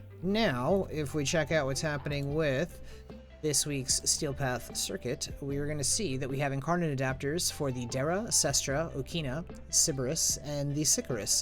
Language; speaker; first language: English; native; English